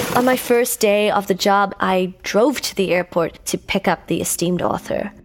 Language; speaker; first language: English; native; English